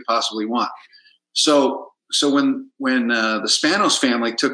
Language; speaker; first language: English; early bilingual, other home language; Spanish